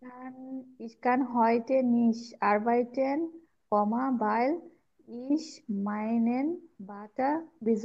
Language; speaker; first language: German; non-native, learner; Bangla